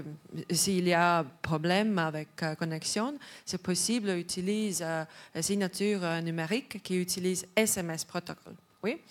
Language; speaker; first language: French; non-native, learner; Estonian